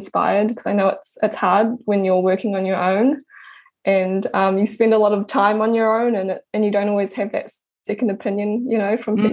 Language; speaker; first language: English; native; English